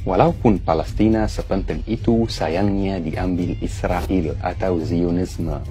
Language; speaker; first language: Indonesian; non-native, fluent; Arabic